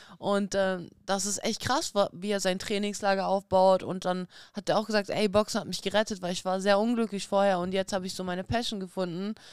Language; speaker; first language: German; early bilingual, other home language; Russian